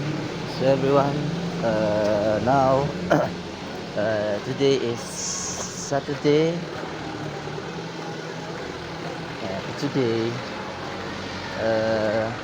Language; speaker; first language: English; non-native, learner; Indonesian